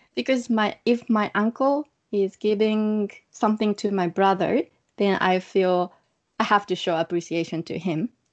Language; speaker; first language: English; non-native, fluent; Japanese